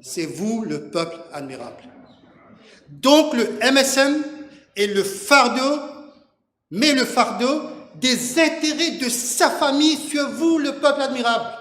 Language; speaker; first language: French; non-native, local second language; Morisyen